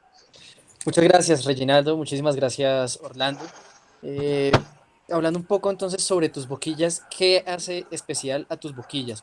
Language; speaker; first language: Spanish; native; Spanish